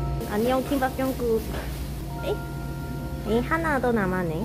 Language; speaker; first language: Korean; non-native, learner; Cantonese